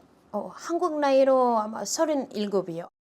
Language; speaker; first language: Korean; non-native, fluent; French